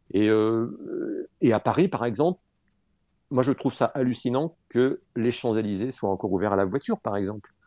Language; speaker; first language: French; native; French